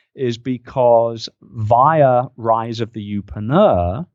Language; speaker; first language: English; native; English